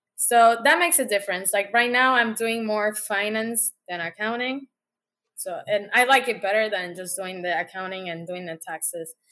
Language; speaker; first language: English; non-native, fluent; Spanish